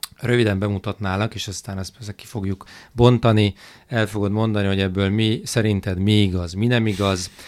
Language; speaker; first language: Hungarian; native; Hungarian